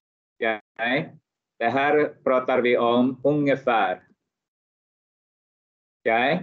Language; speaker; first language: Swedish; non-native, fluent; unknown